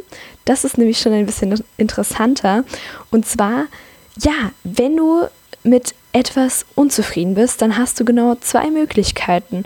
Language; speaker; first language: German; native; German